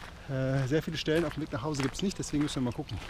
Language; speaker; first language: German; native; German